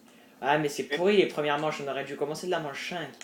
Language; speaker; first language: French; native; French